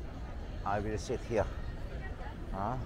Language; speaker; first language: English; non-native, learner; Korean